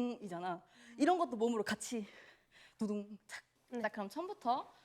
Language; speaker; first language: Korean; native; Korean